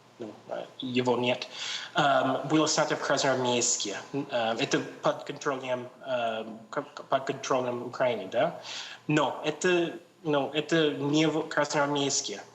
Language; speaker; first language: Russian; non-native, learner; English